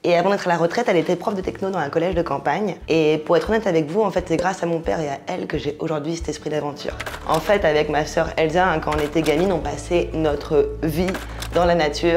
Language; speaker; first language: French; native; French